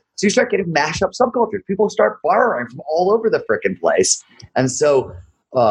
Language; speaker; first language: English; native; English